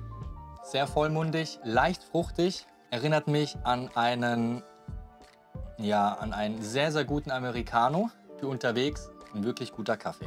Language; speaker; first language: German; native; German